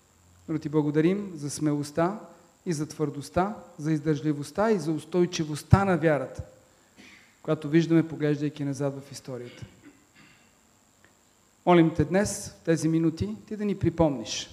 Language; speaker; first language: Bulgarian; native; Bulgarian